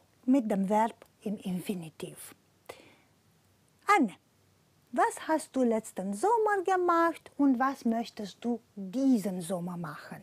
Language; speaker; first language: German; non-native, fluent; Romanian